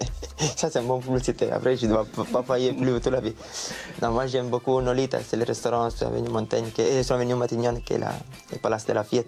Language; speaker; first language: French; non-native, learner; Italian